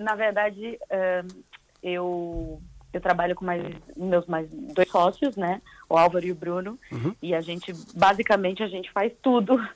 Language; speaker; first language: Portuguese; native; Portuguese